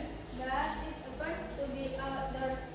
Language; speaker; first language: English; non-native, learner; Indonesian